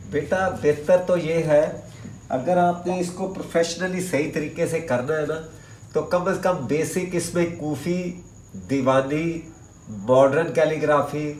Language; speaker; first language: Urdu; native; Urdu